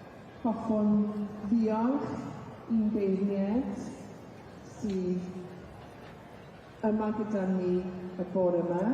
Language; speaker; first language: Welsh; non-native, learner; English